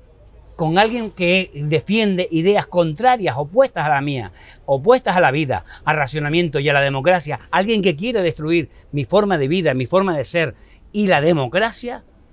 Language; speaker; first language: Spanish; native; Spanish